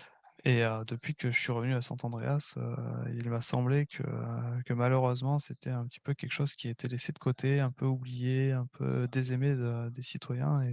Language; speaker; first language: French; native; French